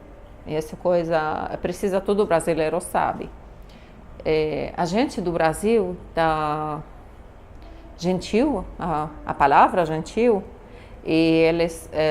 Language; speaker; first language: Portuguese; non-native, learner; Arabic